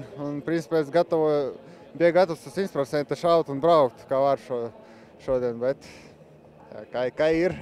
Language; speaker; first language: Latvian; non-native, local second language; Russian